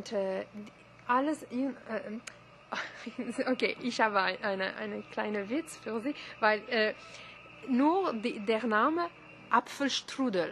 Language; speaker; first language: German; non-native, learner; French